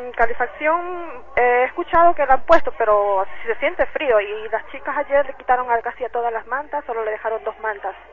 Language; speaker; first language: Spanish; native; Spanish